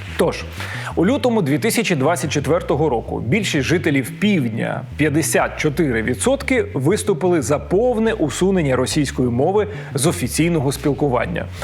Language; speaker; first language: Ukrainian; native; Ukrainian